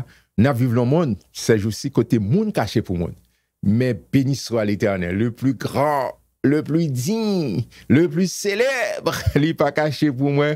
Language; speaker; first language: French; non-native, local second language; Haitian Creole